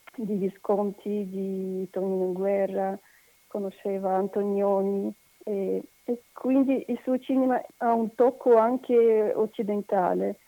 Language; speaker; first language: Italian; non-native, fluent; Russian